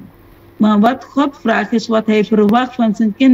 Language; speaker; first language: Dutch; non-native, local second language; Papiamento